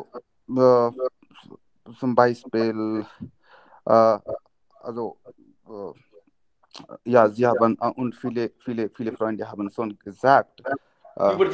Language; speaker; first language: German; non-native, learner; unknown